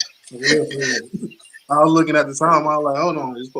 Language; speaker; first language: English; native; English